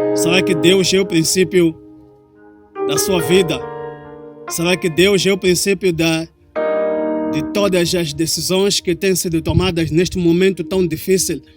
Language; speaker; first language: Portuguese; non-native, local second language; Tsonga